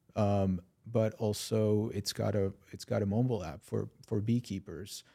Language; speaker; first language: English; non-native, fluent; Arabic